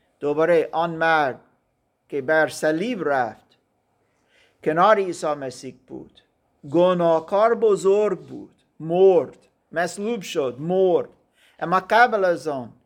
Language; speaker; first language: Persian; non-native, learner; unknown